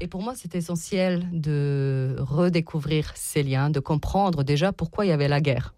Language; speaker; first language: French; non-native, fluent; Serbian